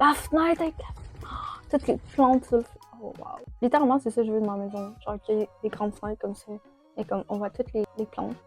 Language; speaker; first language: French; native; French